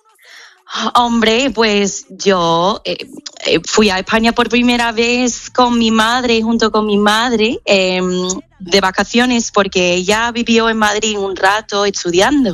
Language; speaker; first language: Spanish; non-native, fluent; English